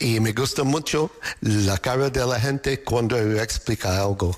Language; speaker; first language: Spanish; non-native, learner; English